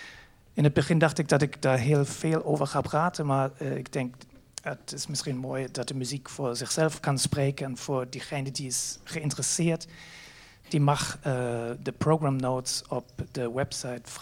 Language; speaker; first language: Dutch; non-native, fluent; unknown